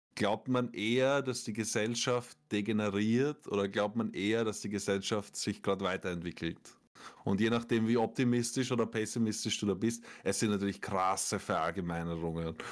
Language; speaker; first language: German; native; German